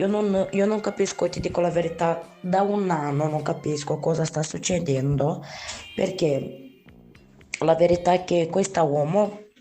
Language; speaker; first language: Italian; non-native, learner; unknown